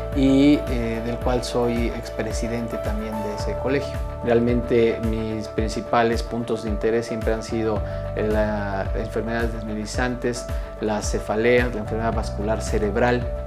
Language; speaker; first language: Spanish; native; Spanish